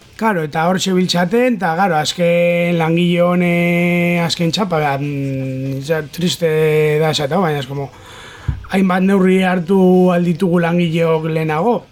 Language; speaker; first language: Basque; non-native, local second language; Spanish